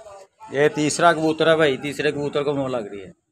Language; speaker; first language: Hindi; non-native, local second language; Punjabi